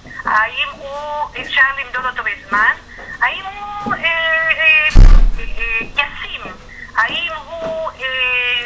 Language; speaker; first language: Hebrew; non-native, fluent; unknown